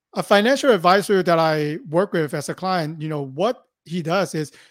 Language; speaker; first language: English; non-native, local second language; Cantonese